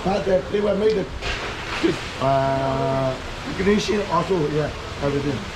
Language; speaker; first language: English; non-native, learner; Burmese